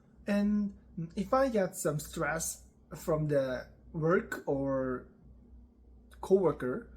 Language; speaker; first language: English; non-native, learner; Korean